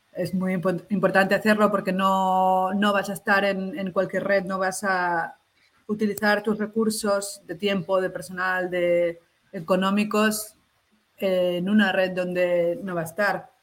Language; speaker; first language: Spanish; native; Spanish